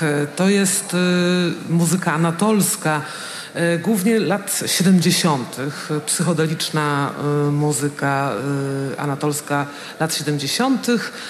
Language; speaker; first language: Polish; native; Polish